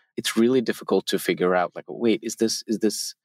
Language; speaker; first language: English; non-native, fluent; Turkish